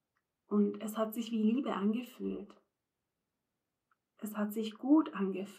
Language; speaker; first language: German; non-native, fluent; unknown